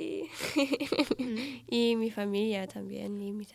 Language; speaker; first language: Spanish; non-native, learner; German